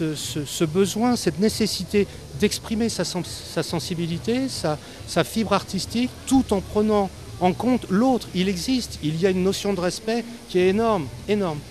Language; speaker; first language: French; native; French